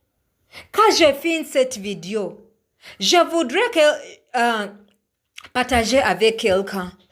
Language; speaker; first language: French; non-native, learner; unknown